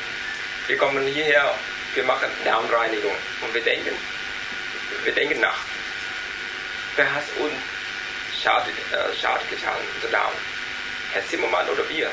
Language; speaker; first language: German; non-native, learner; Vietnamese